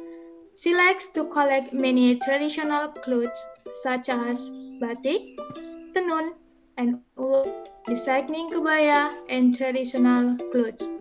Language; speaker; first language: English; non-native, learner; Indonesian